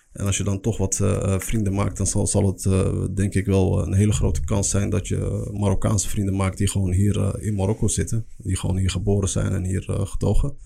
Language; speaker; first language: Dutch; early bilingual, other home language; Arabic